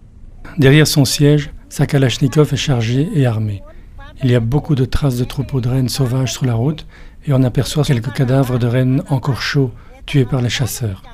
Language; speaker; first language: French; native; French